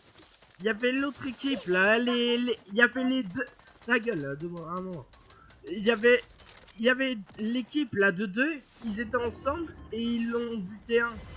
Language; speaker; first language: French; native; French